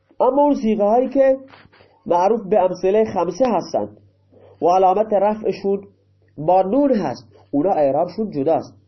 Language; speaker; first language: Persian; non-native, local second language; Baluchi